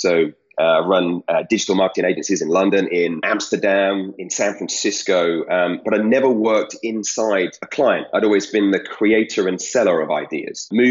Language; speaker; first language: English; native; English